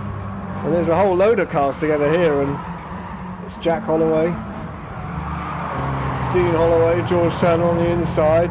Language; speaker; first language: English; native; English